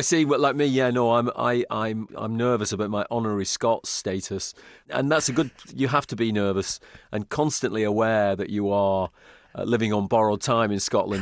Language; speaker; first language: English; native; English